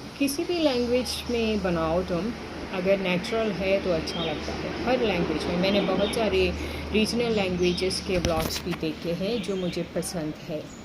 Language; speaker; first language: Hindi; native; Hindi